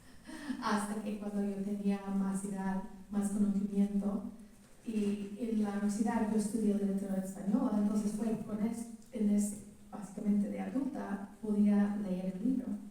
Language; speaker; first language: Spanish; early bilingual, heritage; English